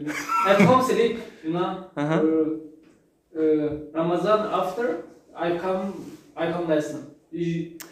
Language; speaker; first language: English; non-native, learner; Turkmen